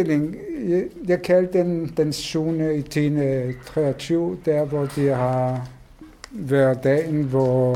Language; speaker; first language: Danish; non-native, fluent; Hebrew